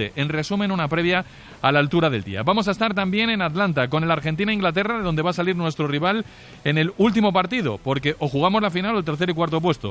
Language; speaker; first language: Spanish; native; Spanish